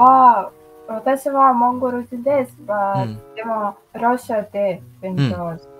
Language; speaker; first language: Japanese; non-native, learner; Mongolian